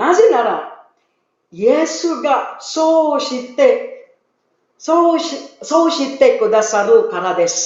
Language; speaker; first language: Japanese; non-native, learner; Filipino